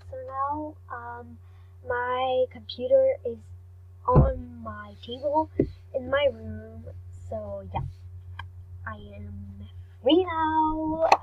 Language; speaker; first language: English; non-native, learner; French